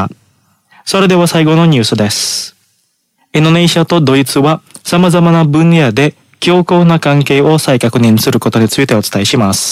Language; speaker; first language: Japanese; non-native, fluent; Indonesian